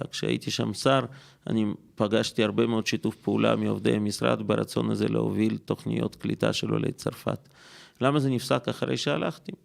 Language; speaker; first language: Hebrew; non-native, fluent; Russian